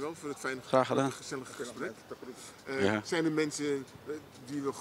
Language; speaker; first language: Dutch; native; Dutch